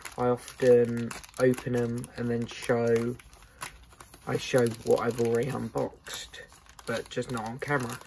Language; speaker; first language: English; native; English